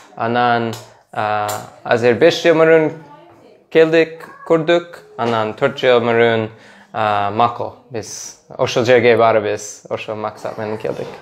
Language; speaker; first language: Kyrgyz; non-native, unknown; English